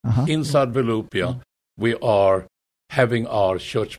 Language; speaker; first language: English; non-native, fluent; Swedish